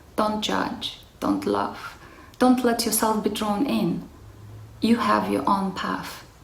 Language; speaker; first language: English; non-native, fluent; Romanian